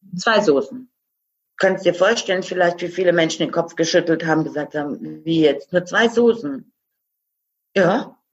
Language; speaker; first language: German; non-native, fluent; Croatian